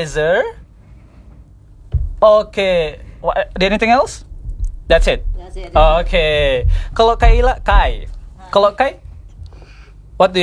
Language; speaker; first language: English; non-native, learner; Indonesian